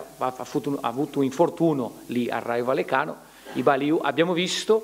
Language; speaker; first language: Italian; non-native, fluent; Portuguese